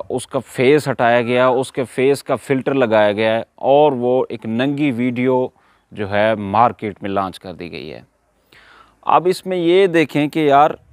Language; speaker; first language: Urdu; non-native, local second language; Saraiki